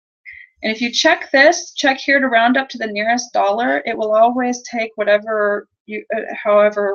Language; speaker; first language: English; native; English